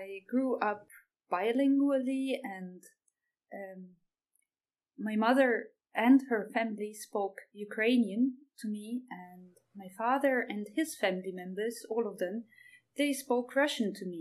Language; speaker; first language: English; non-native, fluent; Ukrainian